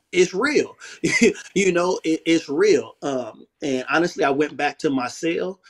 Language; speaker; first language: English; native; English